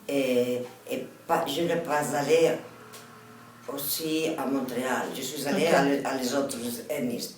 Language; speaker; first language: French; non-native, learner; Catalan